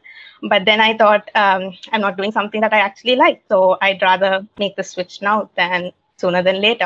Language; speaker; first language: English; non-native, local second language; Tamil